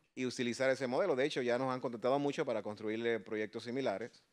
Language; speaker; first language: Spanish; native; Spanish